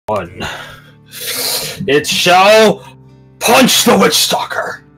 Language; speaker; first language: English; native; English